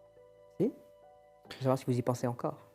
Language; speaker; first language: French; native; French